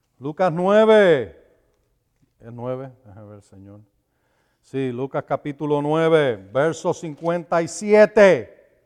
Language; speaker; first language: Spanish; native; Spanish